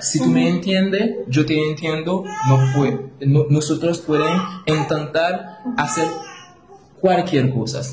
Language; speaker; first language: Spanish; non-native, learner; Haitian Creole